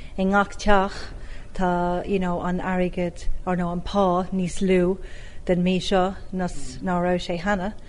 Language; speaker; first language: Irish; non-native, local second language; English